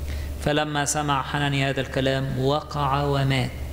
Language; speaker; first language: Arabic; native; Arabic